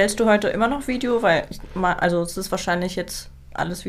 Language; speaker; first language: German; native; German